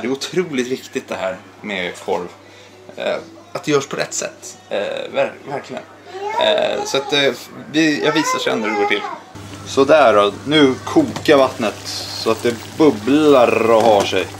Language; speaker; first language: Swedish; native; Swedish